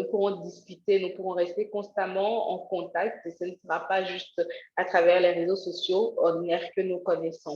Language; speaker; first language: French; native; French